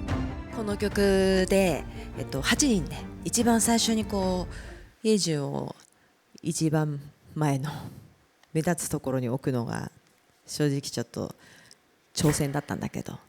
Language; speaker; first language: Japanese; native; Japanese